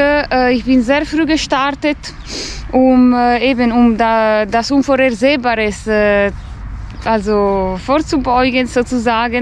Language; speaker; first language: German; non-native, fluent; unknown